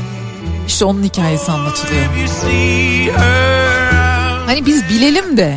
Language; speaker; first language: Turkish; native; Turkish